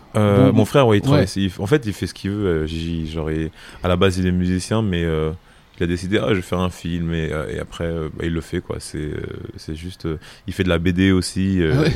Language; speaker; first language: French; native; French